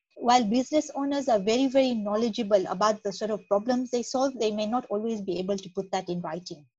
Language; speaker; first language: English; non-native, local second language; Gujarati